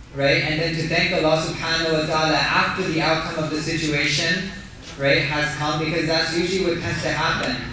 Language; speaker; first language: English; native; English